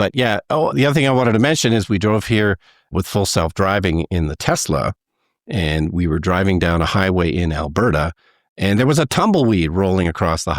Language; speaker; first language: English; native; English